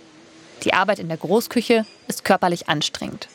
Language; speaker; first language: German; native; German